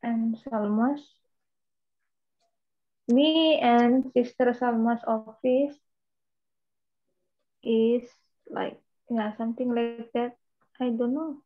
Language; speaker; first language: English; non-native, fluent; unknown